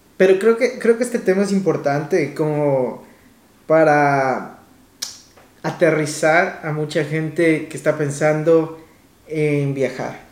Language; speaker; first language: Spanish; native; Spanish